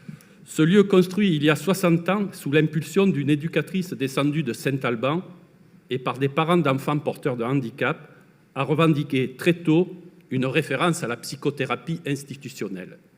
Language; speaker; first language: French; native; French